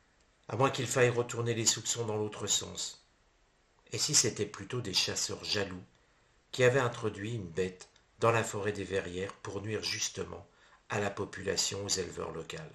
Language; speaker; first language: French; native; French